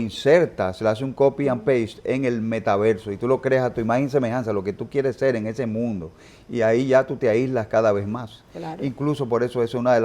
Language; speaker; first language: Spanish; native; Spanish